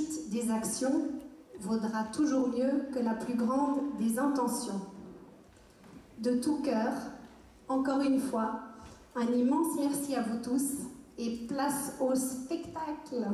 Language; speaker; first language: French; native; French